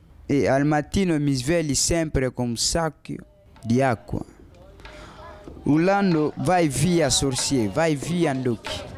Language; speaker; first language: Italian; non-native, learner; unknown